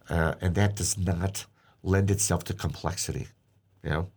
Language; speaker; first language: English; native; English